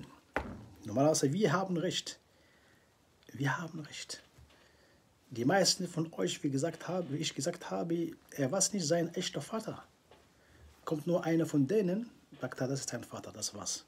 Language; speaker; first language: German; non-native, fluent; Arabic